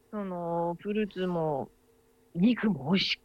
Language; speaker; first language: Japanese; non-native, fluent; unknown